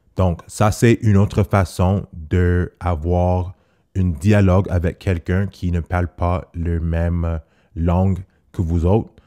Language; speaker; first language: French; non-native, fluent; English